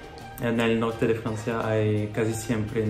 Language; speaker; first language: Spanish; non-native, learner; French